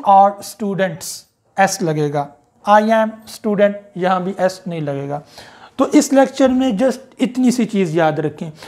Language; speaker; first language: Urdu; native; Urdu